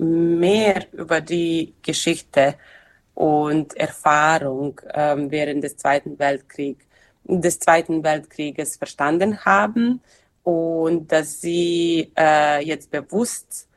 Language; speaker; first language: German; non-native, fluent; Serbian